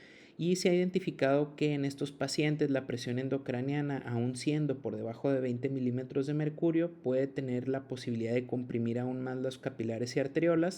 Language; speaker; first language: Spanish; native; Spanish